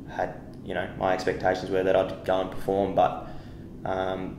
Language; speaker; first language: English; native; English